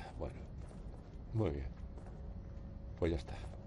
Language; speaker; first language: Spanish; native; Spanish